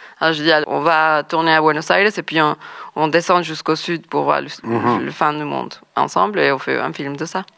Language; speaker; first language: French; non-native, fluent; Spanish